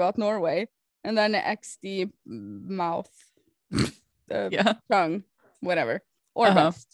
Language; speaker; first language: English; non-native, fluent; Norwegian